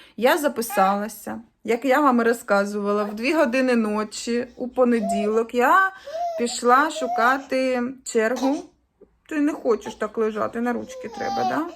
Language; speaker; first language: Ukrainian; native; Ukrainian